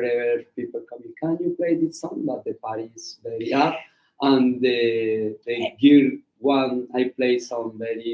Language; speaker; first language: English; non-native, learner; Spanish